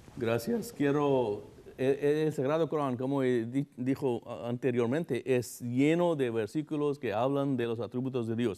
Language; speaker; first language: Spanish; non-native, fluent; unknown